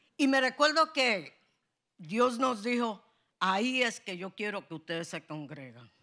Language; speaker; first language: Spanish; native; Spanish